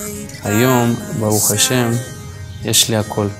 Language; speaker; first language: Hebrew; non-native, fluent; Russian